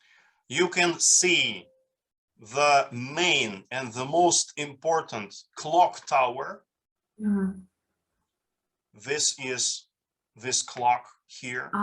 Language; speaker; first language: English; non-native, fluent; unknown